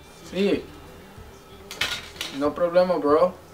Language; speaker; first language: Spanish; non-native, learner; English